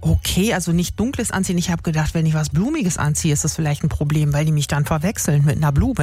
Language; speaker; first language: German; native; German